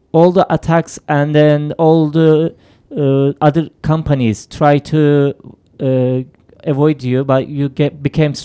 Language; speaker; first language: English; non-native, fluent; Turkish